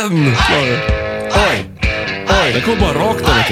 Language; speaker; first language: Swedish; native; Swedish